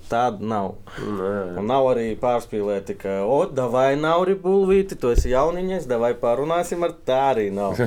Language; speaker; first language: Latvian; native; Latvian